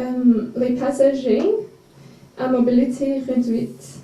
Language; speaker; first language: French; non-native, fluent; English